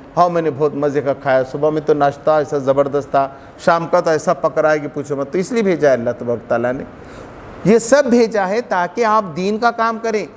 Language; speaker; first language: Urdu; native; Urdu